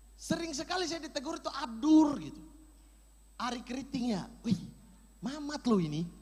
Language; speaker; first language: Indonesian; native; Indonesian